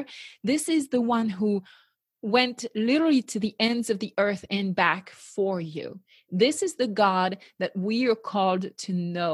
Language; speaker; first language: English; non-native, fluent; French